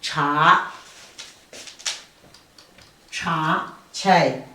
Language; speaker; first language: Chinese; non-native, fluent; Kazakh